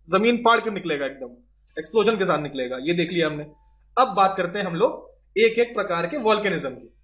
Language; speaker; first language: Hindi; native; Hindi